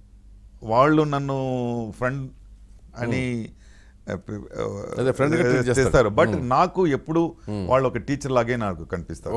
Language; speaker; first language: Telugu; non-native, learner; Tamil